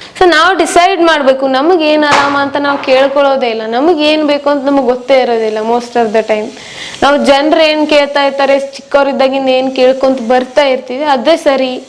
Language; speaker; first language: Kannada; non-native, local second language; Marwari